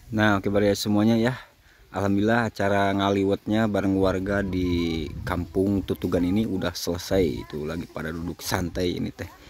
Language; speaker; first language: Indonesian; non-native, local second language; Sundanese